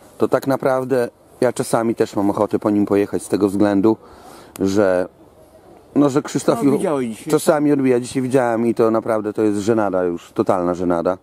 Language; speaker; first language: Polish; native; Polish